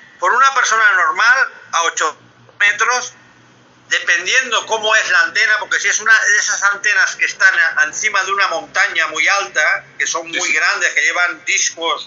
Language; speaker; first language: Spanish; native; Spanish